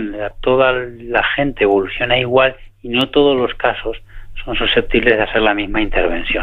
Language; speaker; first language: Spanish; native; Spanish